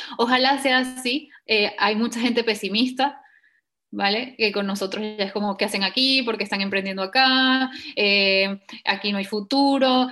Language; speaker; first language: Spanish; native; Spanish